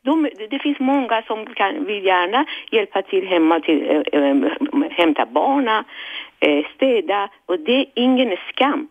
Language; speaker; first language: Swedish; non-native, fluent; Persian